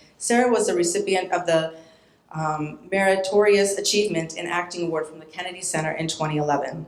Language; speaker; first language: English; native; English